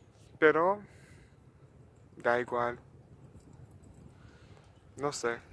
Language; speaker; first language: Spanish; non-native, learner; English